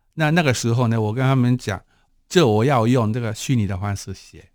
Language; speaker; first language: Chinese; non-native, fluent; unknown